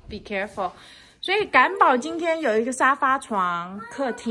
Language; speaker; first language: Chinese; native; Chinese